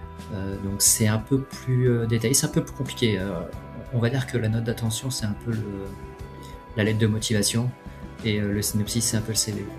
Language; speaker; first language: French; native; French